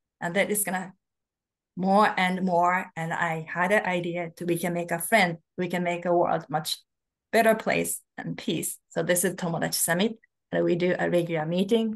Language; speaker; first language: English; non-native, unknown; Japanese